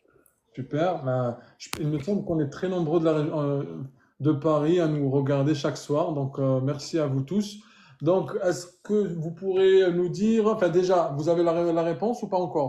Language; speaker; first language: French; native; French